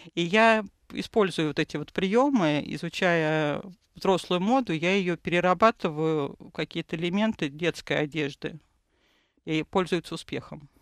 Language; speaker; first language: Russian; native; Russian